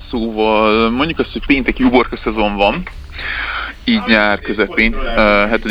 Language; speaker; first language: Hungarian; native; Hungarian